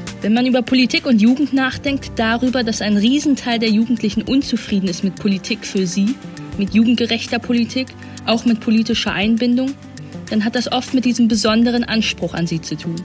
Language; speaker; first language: German; native; German